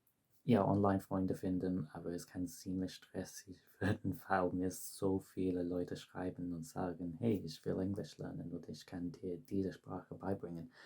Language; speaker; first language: German; non-native, fluent; English